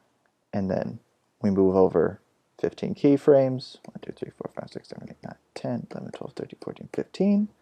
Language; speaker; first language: English; native; English